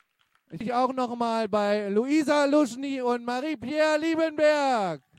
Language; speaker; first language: German; native; German